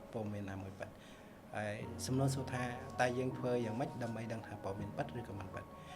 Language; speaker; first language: Khmer; non-native, local second language; Jarai